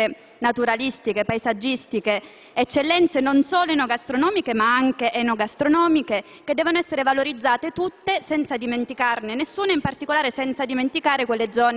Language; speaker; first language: Italian; native; Italian